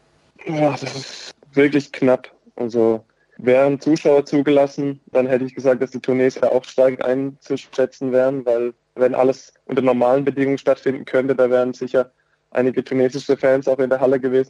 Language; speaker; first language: German; native; German